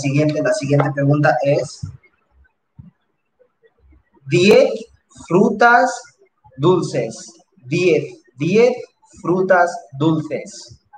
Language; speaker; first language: Spanish; non-native, fluent; Hindi